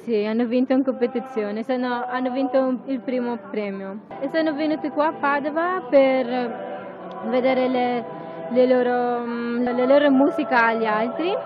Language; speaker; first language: Italian; non-native, learner; Filipino